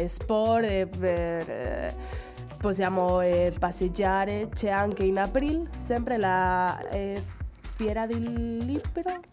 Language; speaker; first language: Italian; non-native, fluent; Spanish